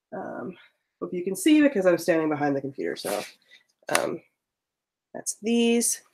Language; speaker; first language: English; native; English